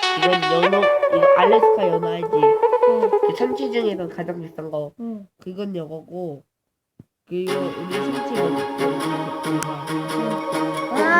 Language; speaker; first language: Korean; native; Korean